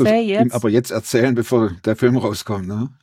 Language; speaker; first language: German; native; German